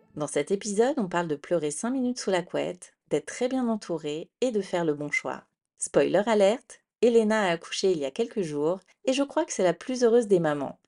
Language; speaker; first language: French; native; French